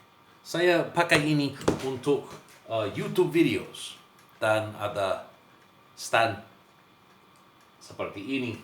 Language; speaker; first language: Indonesian; non-native, learner; English